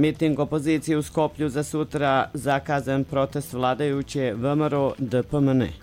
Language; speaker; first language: Croatian; native; Croatian